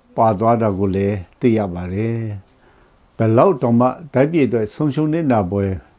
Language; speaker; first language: Burmese; non-native, local second language; Kachin